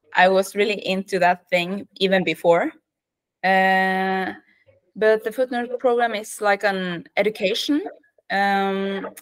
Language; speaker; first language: English; non-native, fluent; Norwegian